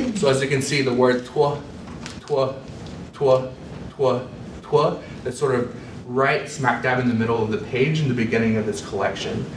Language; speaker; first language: English; native; English